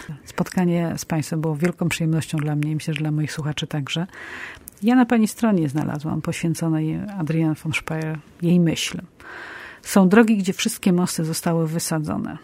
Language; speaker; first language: Polish; native; Polish